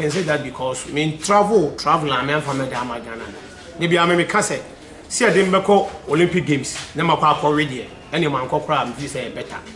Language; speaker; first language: English; non-native, local second language; Akan